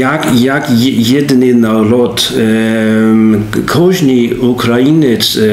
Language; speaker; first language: Ukrainian; non-native, learner; Danish